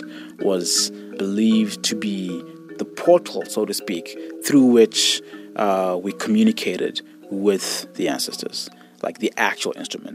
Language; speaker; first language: English; non-native, local second language; Shona